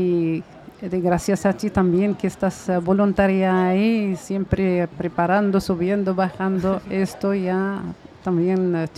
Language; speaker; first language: Spanish; non-native, fluent; Arabic